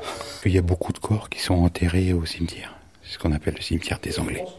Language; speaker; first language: French; native; French